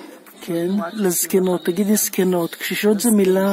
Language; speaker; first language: Hebrew; native; Hebrew